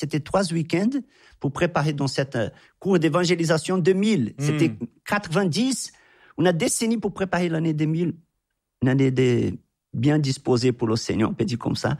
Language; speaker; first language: French; non-native, fluent; Portuguese